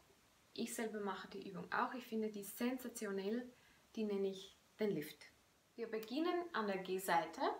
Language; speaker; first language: German; non-native, fluent; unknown